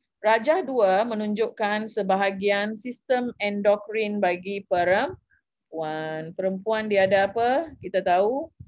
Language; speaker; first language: Malay; non-native, local second language; Tamil